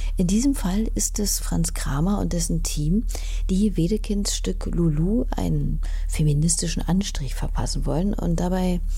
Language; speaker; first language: German; native; German